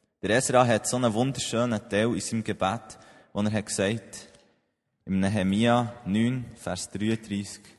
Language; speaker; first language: German; native; German